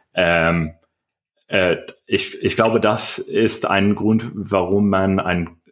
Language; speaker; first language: German; non-native, learner; English